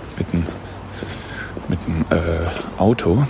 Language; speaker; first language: German; native; German